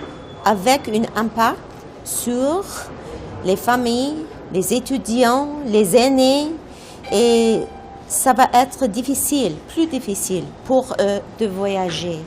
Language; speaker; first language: French; non-native, fluent; English